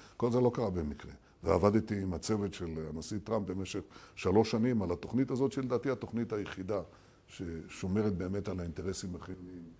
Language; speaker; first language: Hebrew; native; Hebrew